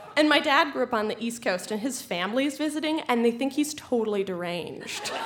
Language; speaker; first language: English; native; English